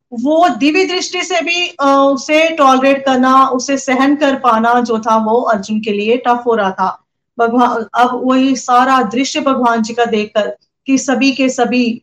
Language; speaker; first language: Hindi; non-native, local second language; Punjabi